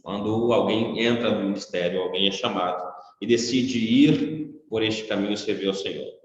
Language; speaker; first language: Portuguese; native; Portuguese